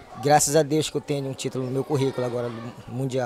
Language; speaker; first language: Portuguese; native; Portuguese